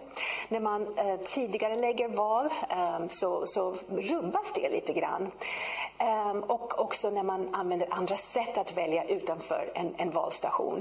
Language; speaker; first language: Swedish; non-native, fluent; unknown